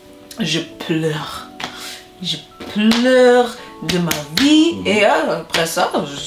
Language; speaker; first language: French; non-native, learner; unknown